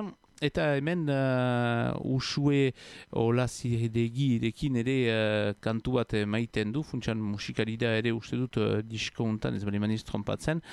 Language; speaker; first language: Basque; native; Basque